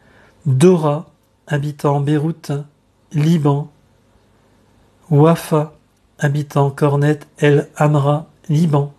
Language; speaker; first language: French; native; French